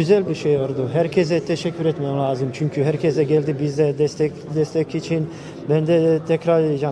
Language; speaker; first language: Turkish; non-native, learner; Bosnian